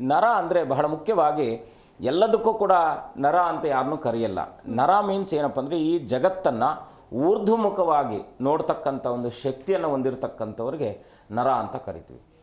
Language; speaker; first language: Kannada; native; Kannada